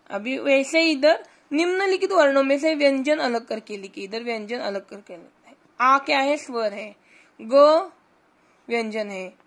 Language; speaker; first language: Hindi; non-native, local second language; Marathi